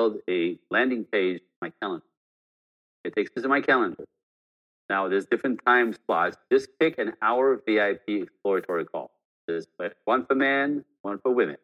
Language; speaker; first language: English; non-native, fluent; French